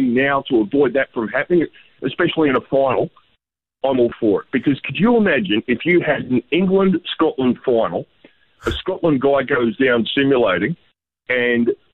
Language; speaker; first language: English; native; English